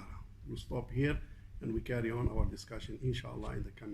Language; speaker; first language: English; non-native, fluent; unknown